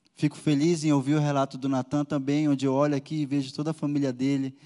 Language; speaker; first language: Portuguese; native; Portuguese